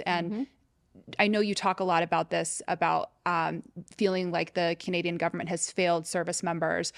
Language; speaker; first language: English; native; English